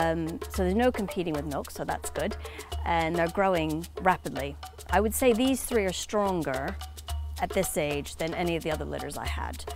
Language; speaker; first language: English; native; English